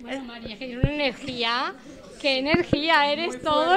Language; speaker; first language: Spanish; native; Spanish